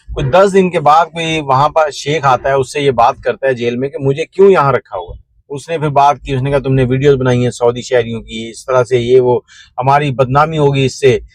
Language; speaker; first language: Urdu; non-native, local second language; Punjabi